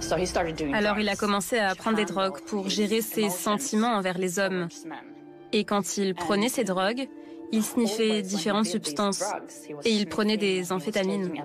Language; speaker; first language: French; native; French